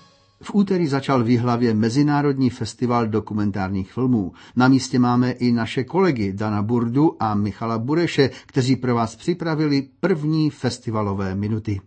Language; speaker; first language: Czech; native; Czech